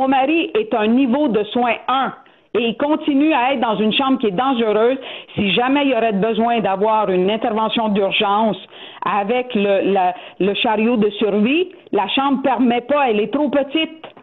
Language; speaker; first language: French; native; French